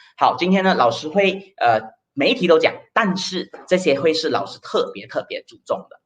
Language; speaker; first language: Chinese; native; Chinese